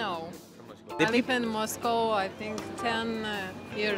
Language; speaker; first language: English; non-native, learner; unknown